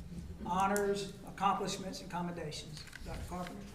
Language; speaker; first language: English; native; English